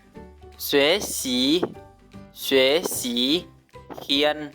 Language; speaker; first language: Chinese; non-native, learner; Lao